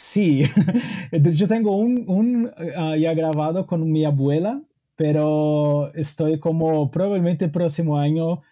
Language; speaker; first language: Spanish; non-native, fluent; Portuguese